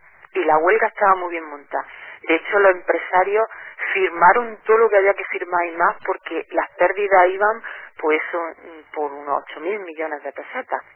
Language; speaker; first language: Spanish; native; Spanish